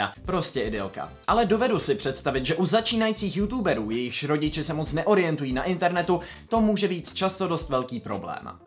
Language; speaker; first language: Czech; native; Czech